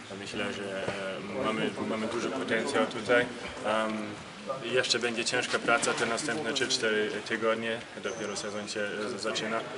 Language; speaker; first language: Polish; early bilingual, heritage; German